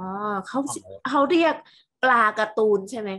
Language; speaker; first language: Thai; native; Thai